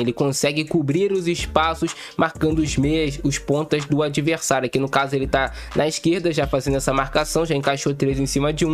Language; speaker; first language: Portuguese; native; Portuguese